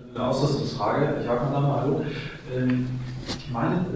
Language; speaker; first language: German; early bilingual, other home language; Russian